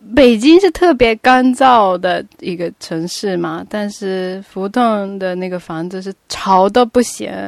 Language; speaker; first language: Chinese; non-native, fluent; Japanese